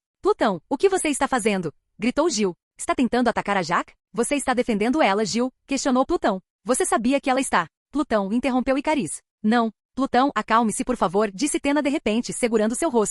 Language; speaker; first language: Portuguese; native; Portuguese